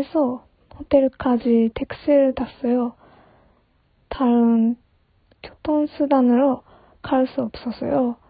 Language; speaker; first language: Korean; non-native, learner; Japanese